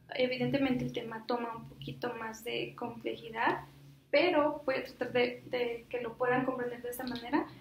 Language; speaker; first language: Spanish; native; Spanish